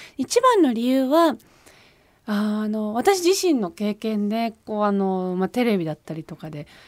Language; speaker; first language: Japanese; early bilingual, heritage; Japanese